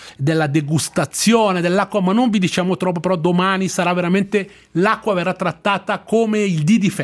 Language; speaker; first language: Italian; native; Italian